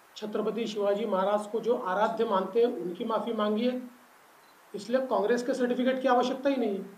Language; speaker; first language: Hindi; non-native, local second language; Marathi